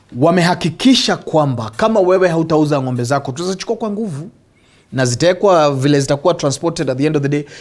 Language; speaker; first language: Swahili; non-native, local second language; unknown